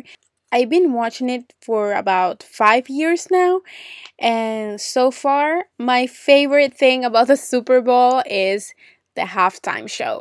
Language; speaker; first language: English; non-native, fluent; Spanish